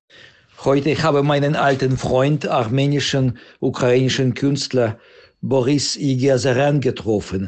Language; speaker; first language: German; non-native, fluent; Russian